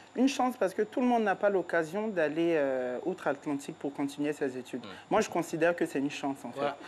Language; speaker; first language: French; native; French